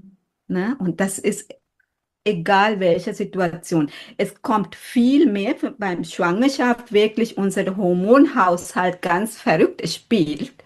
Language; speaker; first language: German; non-native, fluent; Sinhala